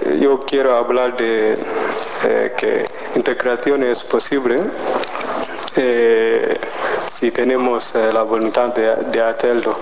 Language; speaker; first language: Spanish; non-native, learner; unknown